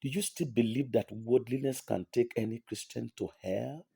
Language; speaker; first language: English; non-native, local second language; Yoruba